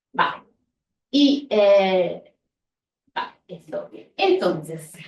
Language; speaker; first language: Spanish; non-native, fluent; Italian